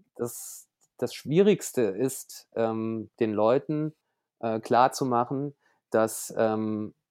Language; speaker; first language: German; native; German